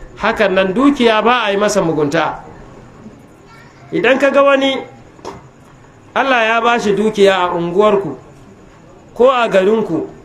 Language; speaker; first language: Hausa; native; Hausa